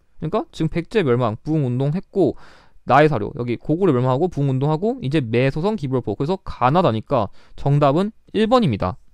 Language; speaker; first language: Korean; native; Korean